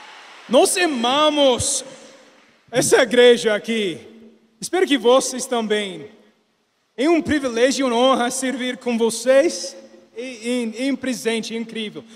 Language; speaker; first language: Portuguese; non-native, learner; English